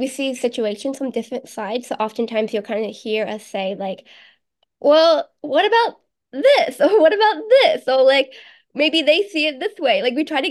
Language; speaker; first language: English; early bilingual, other home language; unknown